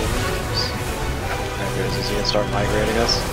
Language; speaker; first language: English; native; English